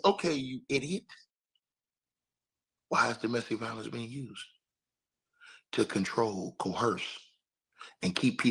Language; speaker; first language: English; native; English